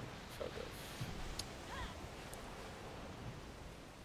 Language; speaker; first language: French; native; French